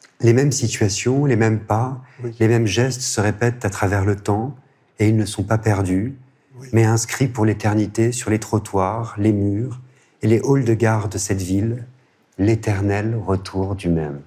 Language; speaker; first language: French; native; French